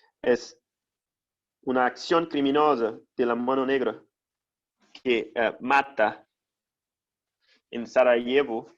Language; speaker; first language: Spanish; non-native, fluent; Portuguese